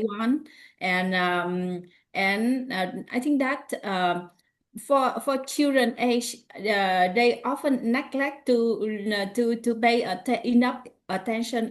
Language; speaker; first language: English; non-native, learner; Vietnamese